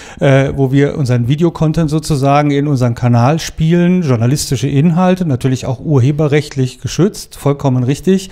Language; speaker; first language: German; native; German